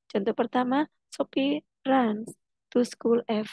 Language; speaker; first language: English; non-native, fluent; Indonesian